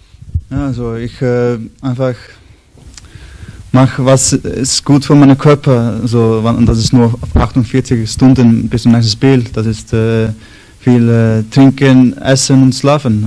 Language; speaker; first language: German; non-native, learner; Icelandic